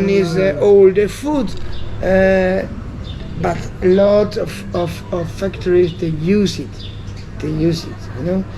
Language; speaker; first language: English; non-native, learner; Italian